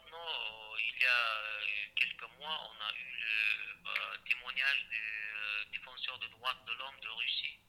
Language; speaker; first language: French; non-native, learner; Chechen